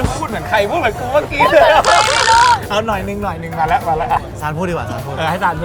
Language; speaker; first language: Thai; native; Thai